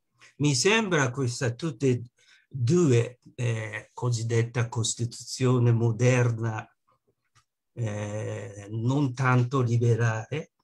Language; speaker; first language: Italian; non-native, learner; Japanese